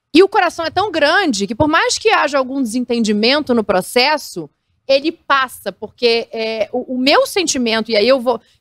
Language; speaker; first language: Portuguese; native; Portuguese